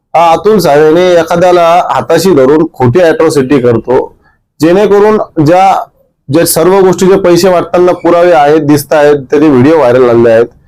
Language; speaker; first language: Marathi; native; Marathi